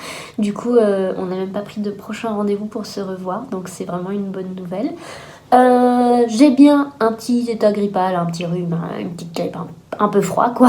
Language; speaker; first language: French; native; French